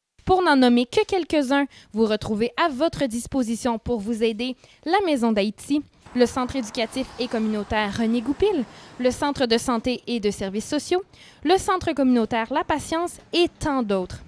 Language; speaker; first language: French; native; French